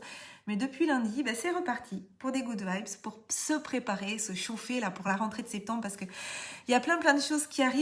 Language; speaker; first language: French; native; French